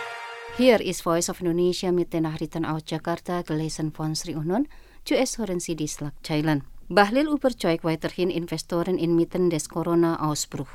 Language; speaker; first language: German; non-native, fluent; Indonesian